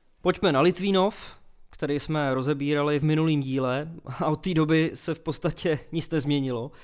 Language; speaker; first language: Czech; native; Czech